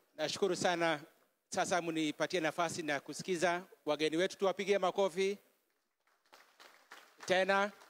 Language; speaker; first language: Swahili; non-native, local second language; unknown